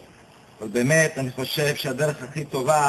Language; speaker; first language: Hebrew; early bilingual, other home language; Romanian